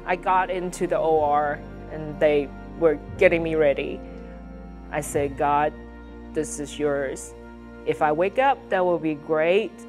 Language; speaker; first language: English; non-native, fluent; Chinese